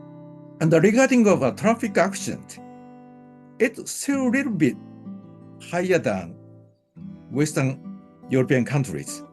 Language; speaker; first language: English; non-native, learner; Japanese